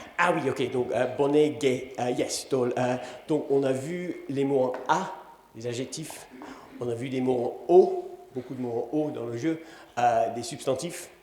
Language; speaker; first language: French; non-native, fluent; English